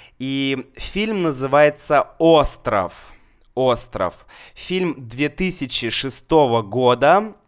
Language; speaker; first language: Russian; native; Russian